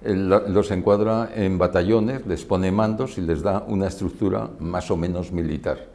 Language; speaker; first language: Spanish; native; Spanish